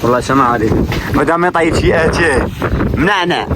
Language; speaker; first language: Arabic; native; Arabic